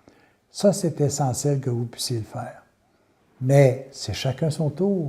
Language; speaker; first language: French; native; French